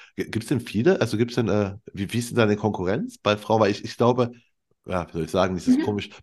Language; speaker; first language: German; native; German